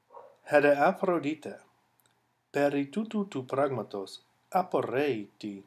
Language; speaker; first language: Greek; non-native, fluent; English